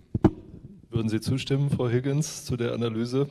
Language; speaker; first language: German; native; German